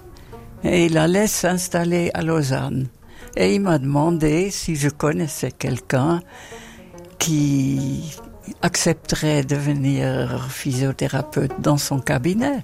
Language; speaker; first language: French; non-native, fluent; Dutch